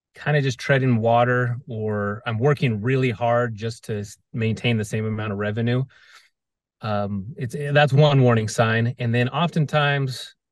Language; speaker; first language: English; native; English